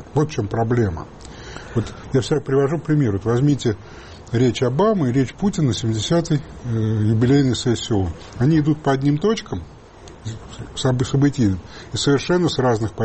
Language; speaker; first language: Russian; native; Russian